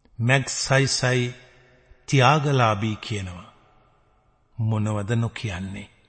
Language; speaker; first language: Sinhala; native; Sinhala